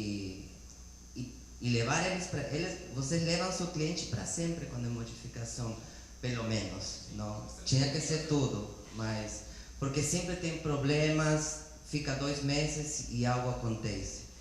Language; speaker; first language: Portuguese; non-native, learner; Spanish